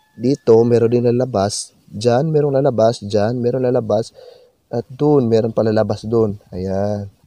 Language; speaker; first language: Filipino; non-native, local second language; Cebuano